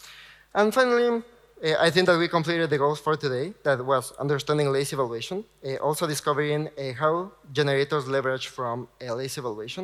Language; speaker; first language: English; non-native, fluent; Spanish